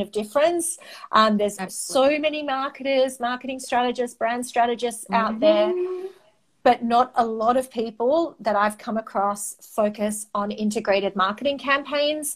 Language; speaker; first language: English; non-native, local second language; Greek